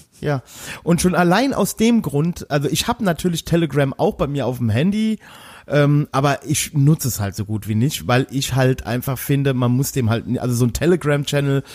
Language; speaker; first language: German; native; German